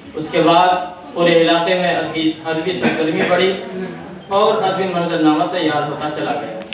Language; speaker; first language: Urdu; native; Urdu